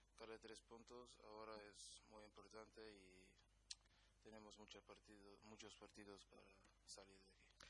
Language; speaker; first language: Spanish; non-native, learner; Kabuverdianu